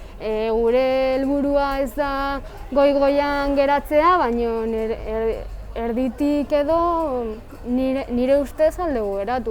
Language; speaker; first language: Basque; non-native, local second language; Spanish